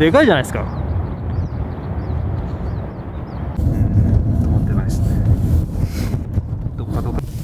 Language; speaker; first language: Japanese; native; Japanese